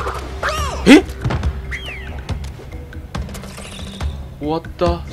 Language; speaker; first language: Japanese; native; Japanese